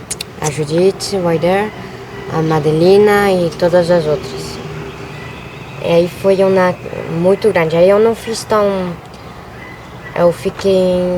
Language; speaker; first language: Portuguese; early bilingual, other home language; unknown